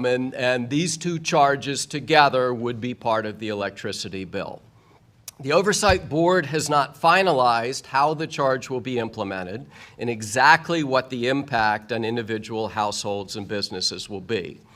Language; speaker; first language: English; native; English